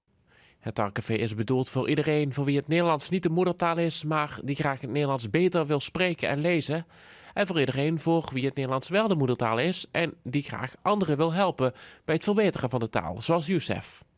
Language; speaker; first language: Dutch; native; Dutch